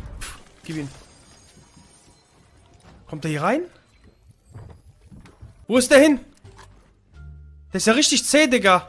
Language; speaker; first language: German; native; German